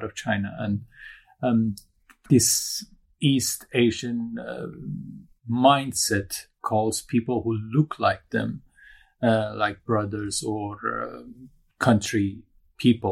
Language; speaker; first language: English; non-native, fluent; Turkish